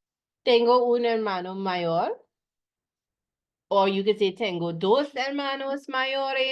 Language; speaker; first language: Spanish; non-native, fluent; English